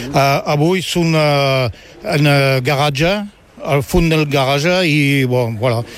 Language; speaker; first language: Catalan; non-native, local second language; French